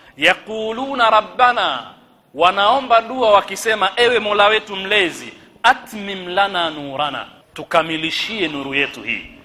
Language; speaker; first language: Swahili; native; Swahili